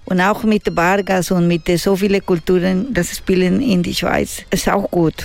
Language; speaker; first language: German; non-native, learner; Spanish